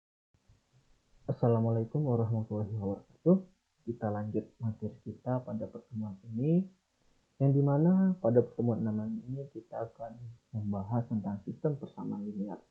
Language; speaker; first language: Indonesian; native; Indonesian